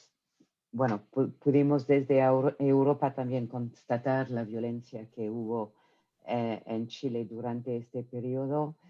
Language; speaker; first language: Spanish; non-native, fluent; French